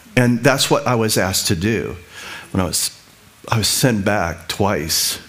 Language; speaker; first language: English; native; English